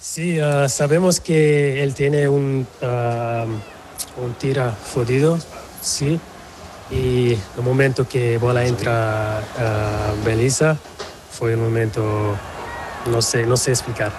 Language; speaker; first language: Spanish; non-native, learner; Portuguese